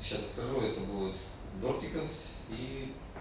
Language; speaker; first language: Russian; native; Russian